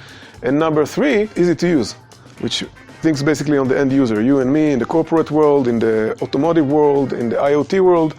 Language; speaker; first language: English; non-native, fluent; Hebrew